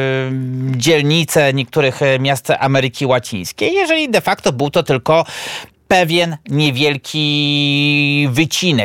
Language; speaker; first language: Polish; native; Polish